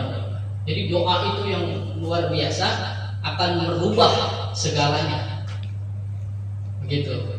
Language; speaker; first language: Indonesian; native; Indonesian